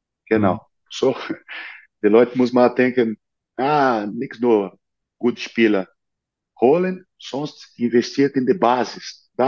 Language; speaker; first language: German; non-native, learner; Portuguese